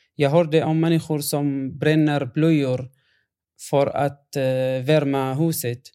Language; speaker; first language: Swedish; non-native, fluent; Arabic